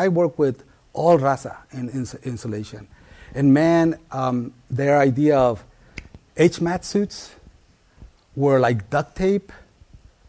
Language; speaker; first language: English; early bilingual, other home language; Spanish